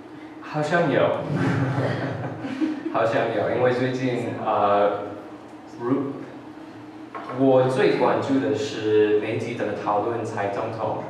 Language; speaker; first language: Chinese; non-native, fluent; English